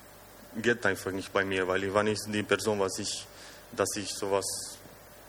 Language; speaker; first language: German; non-native, fluent; Romanian